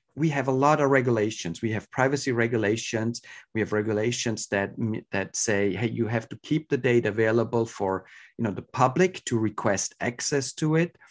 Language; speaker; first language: English; non-native, fluent; Swiss German